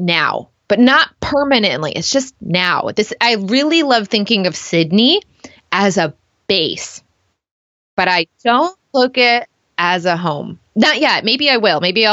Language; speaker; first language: English; native; English